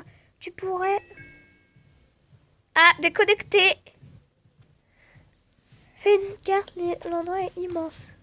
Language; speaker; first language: French; native; French